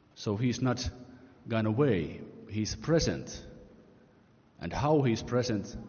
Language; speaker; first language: English; non-native, fluent; Finnish